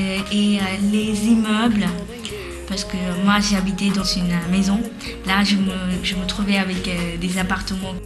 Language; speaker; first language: French; non-native, learner; Tamil